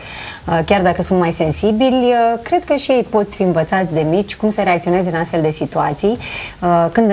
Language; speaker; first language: Romanian; native; Romanian